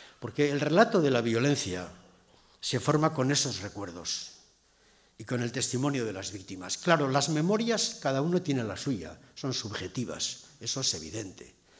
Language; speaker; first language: Spanish; native; Spanish